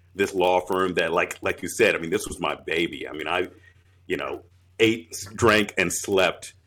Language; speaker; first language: English; native; English